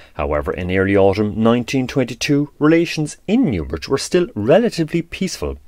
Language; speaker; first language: English; native; English